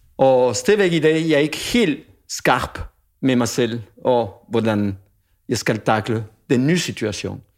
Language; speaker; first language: Danish; non-native, fluent; French